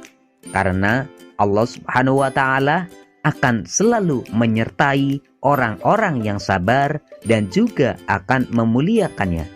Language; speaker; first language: Indonesian; native; Indonesian